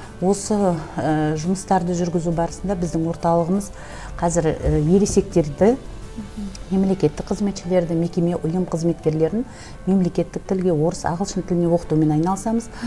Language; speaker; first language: Kazakh; native; Kazakh